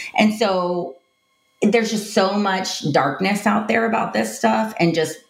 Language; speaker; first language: English; native; English